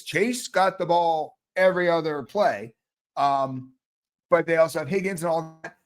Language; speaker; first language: English; native; English